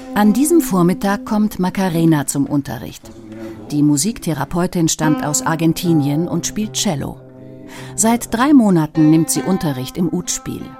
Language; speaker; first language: German; native; German